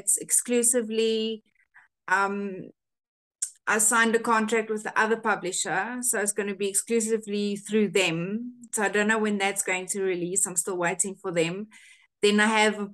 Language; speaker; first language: English; non-native, local second language; Afrikaans